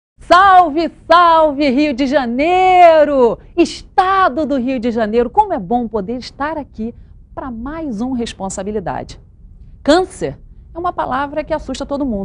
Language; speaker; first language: Portuguese; native; Portuguese